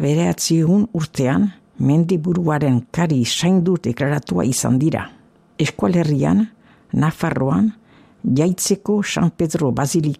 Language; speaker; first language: Basque; native; Basque